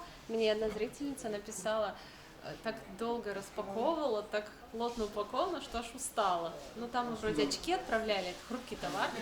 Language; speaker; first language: Russian; native; Russian